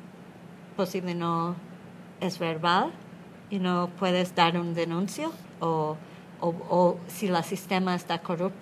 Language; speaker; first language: Spanish; non-native, learner; English